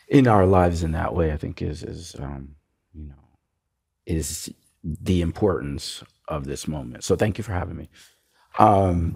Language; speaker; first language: English; native; English